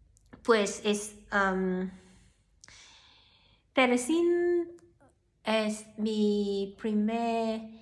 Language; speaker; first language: Spanish; non-native, learner; Cantonese